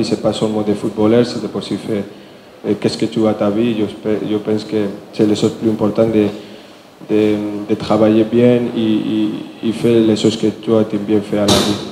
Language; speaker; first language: French; non-native, learner; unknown